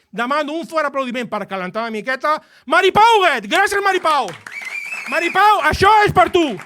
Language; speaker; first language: Catalan; native; Catalan